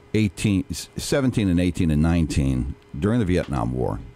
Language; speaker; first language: English; native; English